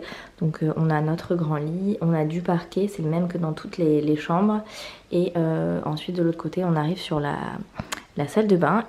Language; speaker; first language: French; native; French